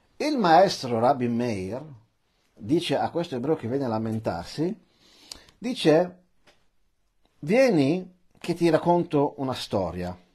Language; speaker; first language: Italian; early bilingual, other home language; Persian